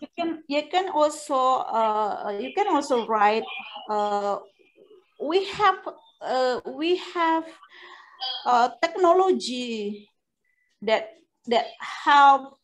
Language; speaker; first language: English; non-native, fluent; Indonesian